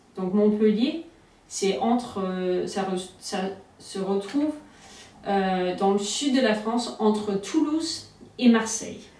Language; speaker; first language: French; non-native, fluent; English